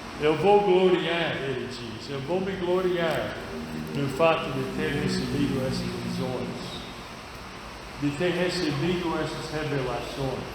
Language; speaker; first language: Portuguese; non-native, fluent; English